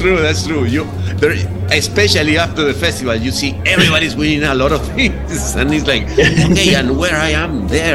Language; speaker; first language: English; non-native, fluent; Spanish